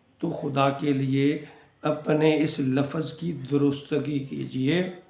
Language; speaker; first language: Urdu; non-native, local second language; Punjabi